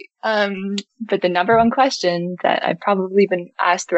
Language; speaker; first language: English; native; English